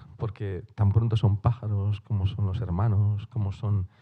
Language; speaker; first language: Spanish; non-native, local second language; Basque